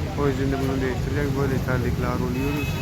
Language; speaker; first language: Turkish; non-native, learner; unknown